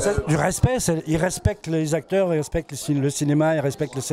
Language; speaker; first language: French; native; French